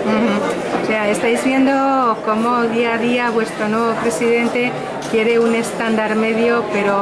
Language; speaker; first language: Spanish; native; Spanish